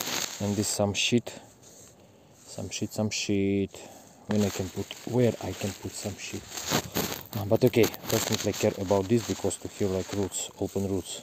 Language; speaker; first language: English; non-native, learner; Russian